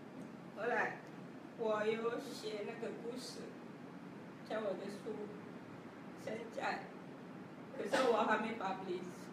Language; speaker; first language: Chinese; non-native, learner; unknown